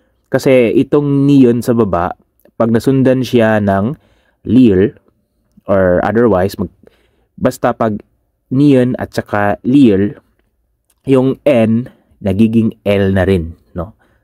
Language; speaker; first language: Filipino; native; Filipino